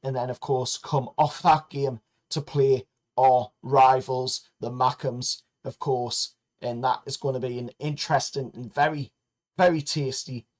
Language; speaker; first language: English; native; English